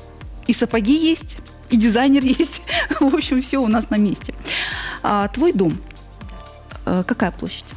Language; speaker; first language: Russian; native; Russian